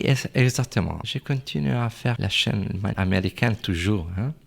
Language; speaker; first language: French; non-native, fluent; Italian